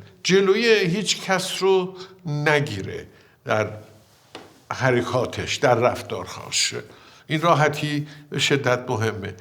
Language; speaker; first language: Persian; native; Persian